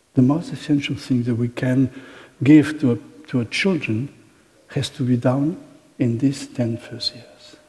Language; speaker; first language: English; non-native, fluent; Catalan